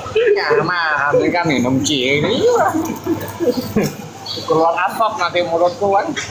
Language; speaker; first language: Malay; non-native, local second language; Hakka Chinese